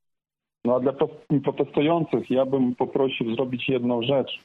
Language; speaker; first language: Polish; non-native, fluent; Ukrainian